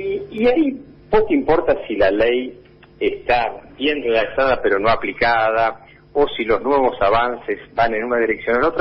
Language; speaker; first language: Spanish; native; Spanish